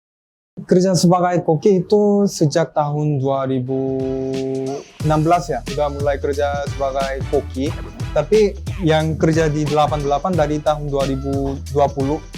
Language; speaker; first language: Indonesian; early bilingual, other home language; Korean